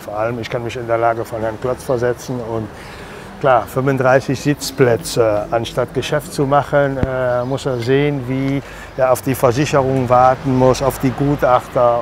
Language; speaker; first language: German; non-native, fluent; Spanish